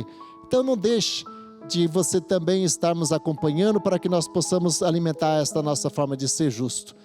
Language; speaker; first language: Portuguese; native; Portuguese